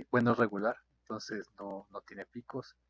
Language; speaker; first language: Spanish; native; Spanish